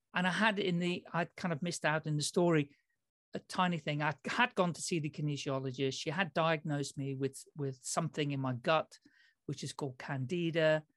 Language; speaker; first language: English; early bilingual, other home language; Dutch